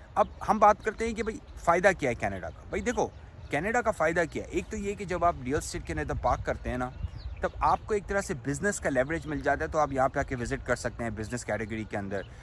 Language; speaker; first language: Hindi; native; Hindi